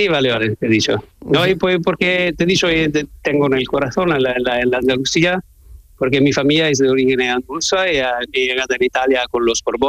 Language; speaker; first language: Spanish; non-native, learner; Italian